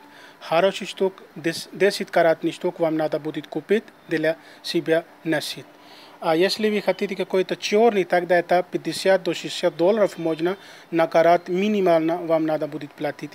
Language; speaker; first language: Russian; non-native, learner; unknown